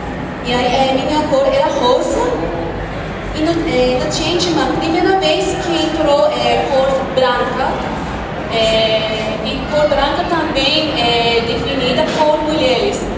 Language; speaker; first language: Portuguese; non-native, fluent; Japanese